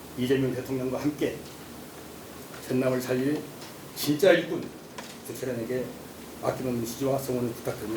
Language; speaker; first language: Korean; native; Korean